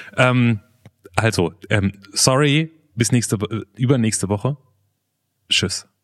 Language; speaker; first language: German; native; German